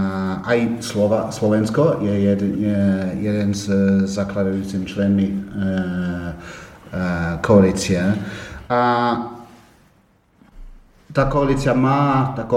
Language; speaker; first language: Slovak; non-native, fluent; English